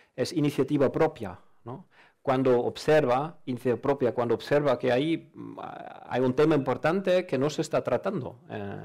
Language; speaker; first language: Spanish; non-native, fluent; German